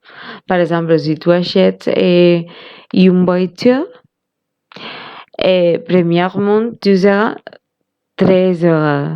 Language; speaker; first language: French; non-native, learner; Spanish